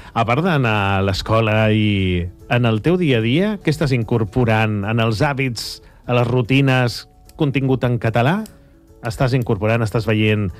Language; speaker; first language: Catalan; native; Catalan